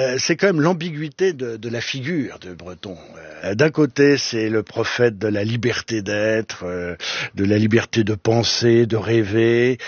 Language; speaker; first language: French; native; French